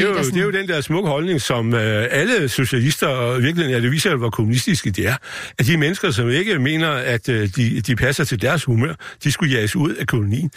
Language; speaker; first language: Danish; native; Danish